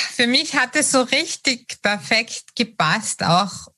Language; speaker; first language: German; native; German